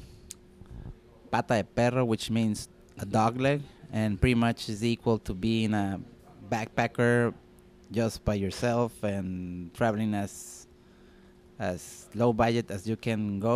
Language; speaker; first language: English; non-native, fluent; Spanish